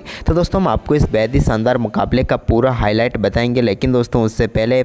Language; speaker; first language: Hindi; native; Hindi